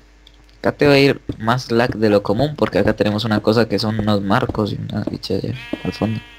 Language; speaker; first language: Spanish; native; Spanish